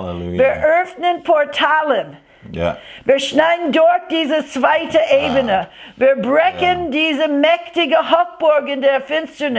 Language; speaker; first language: German; non-native, fluent; English